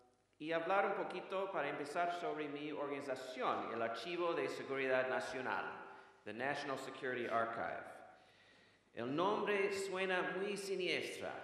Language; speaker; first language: Spanish; non-native, fluent; English